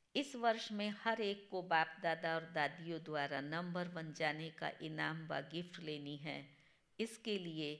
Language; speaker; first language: Hindi; non-native, local second language; Gujarati